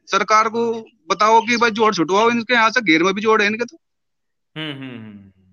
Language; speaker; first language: Hindi; native; Hindi